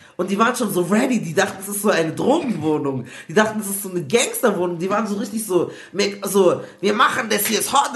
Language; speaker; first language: German; native; German